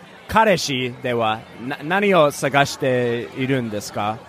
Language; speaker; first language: Japanese; non-native, learner; English